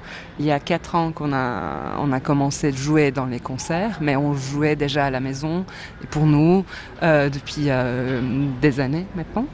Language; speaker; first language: French; non-native, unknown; Turkish